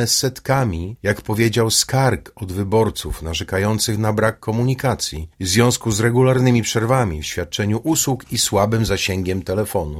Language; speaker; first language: Polish; native; Polish